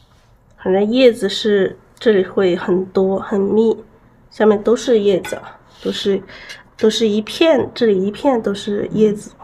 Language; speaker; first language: Chinese; native; Chinese